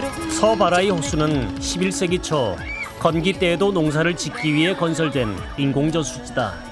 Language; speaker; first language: Korean; native; Korean